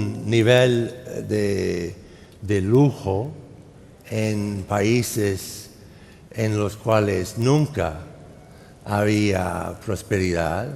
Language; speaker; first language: Spanish; non-native, fluent; English